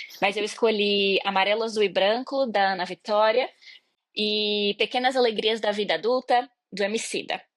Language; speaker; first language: Portuguese; native; Portuguese